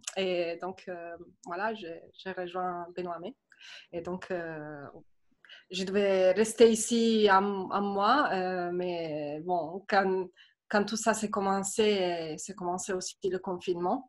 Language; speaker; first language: French; non-native, fluent; Italian